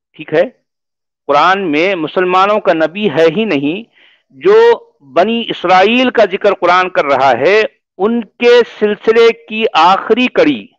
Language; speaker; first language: Hindi; native; Hindi